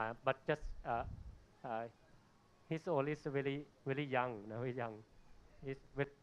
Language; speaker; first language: English; non-native, learner; Thai